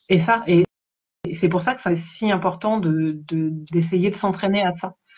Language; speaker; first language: French; native; French